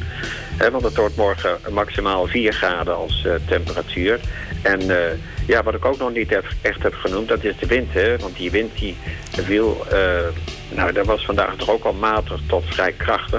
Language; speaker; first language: Dutch; native; Dutch